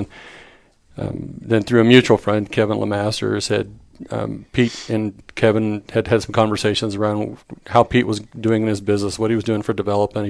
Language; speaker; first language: English; native; English